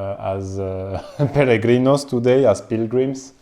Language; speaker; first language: English; non-native, learner; French